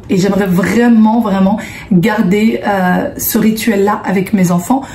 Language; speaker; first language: French; early bilingual, other home language; Arabic